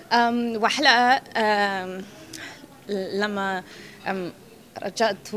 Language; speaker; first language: Arabic; non-native, fluent; English